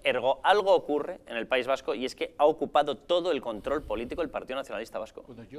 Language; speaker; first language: Spanish; native; Spanish